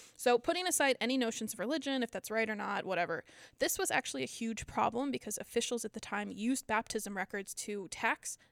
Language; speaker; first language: English; native; English